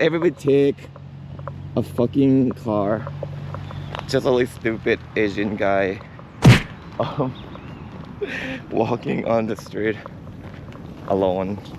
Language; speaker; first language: English; non-native, fluent; Japanese